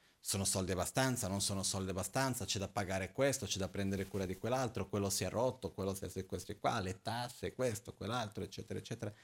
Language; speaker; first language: Italian; non-native, fluent; Portuguese